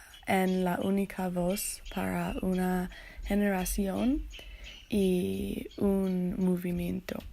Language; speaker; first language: Spanish; non-native, learner; English